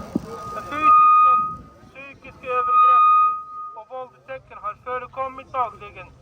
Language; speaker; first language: Swedish; non-native, fluent; Uyghur